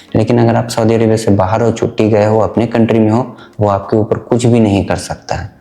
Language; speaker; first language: Hindi; native; Hindi